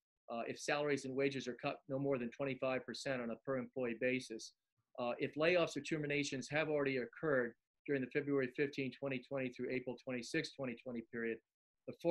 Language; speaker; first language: English; native; English